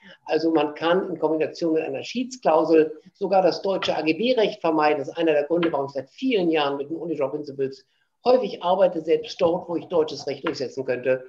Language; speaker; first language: German; native; German